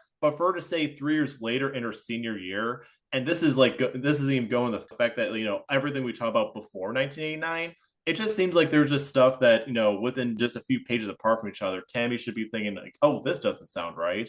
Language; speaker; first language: English; native; English